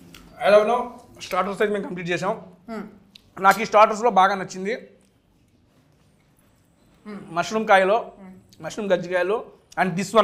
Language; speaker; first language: Telugu; native; Telugu